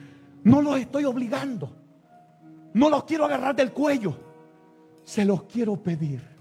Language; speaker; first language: Spanish; native; Spanish